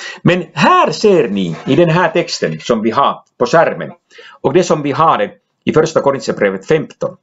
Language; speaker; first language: Swedish; non-native, local second language; Finnish